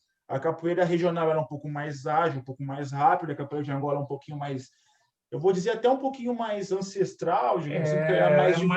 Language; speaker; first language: Portuguese; native; Portuguese